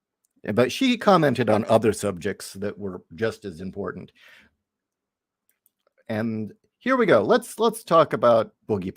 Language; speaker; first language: English; native; English